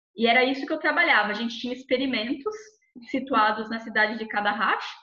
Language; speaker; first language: Portuguese; native; Portuguese